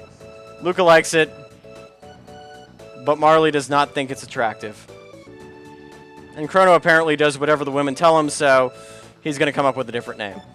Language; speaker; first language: English; native; English